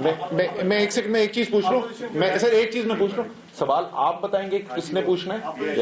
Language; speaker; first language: Urdu; native; Urdu